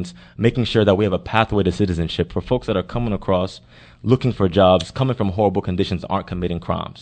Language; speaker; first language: English; native; English